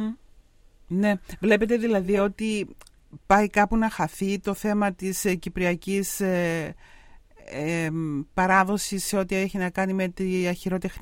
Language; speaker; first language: Greek; native; Greek